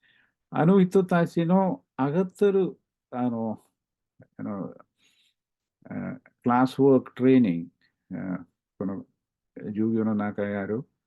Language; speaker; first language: Japanese; non-native, learner; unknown